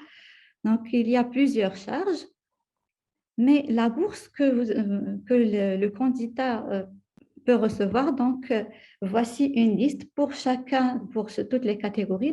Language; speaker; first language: French; non-native, local second language; Arabic